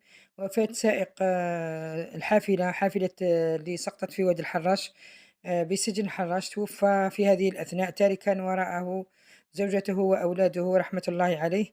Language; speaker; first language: Arabic; native; Arabic